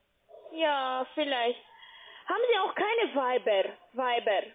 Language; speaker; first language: German; non-native, learner; Russian